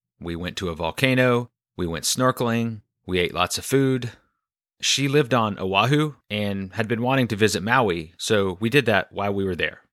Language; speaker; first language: English; native; English